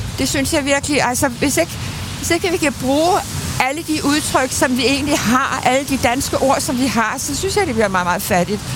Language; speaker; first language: Danish; native; Danish